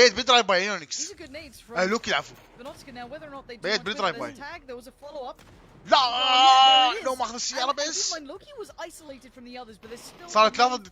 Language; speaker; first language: Arabic; native; Arabic